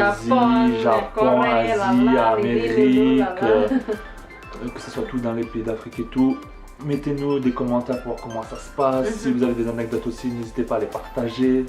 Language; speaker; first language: French; native; French